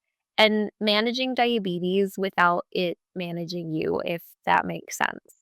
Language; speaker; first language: English; native; English